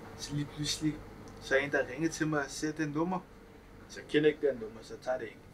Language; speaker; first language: Danish; early bilingual, other home language; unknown